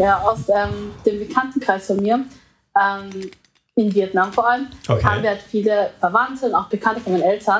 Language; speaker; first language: German; early bilingual, other home language; Vietnamese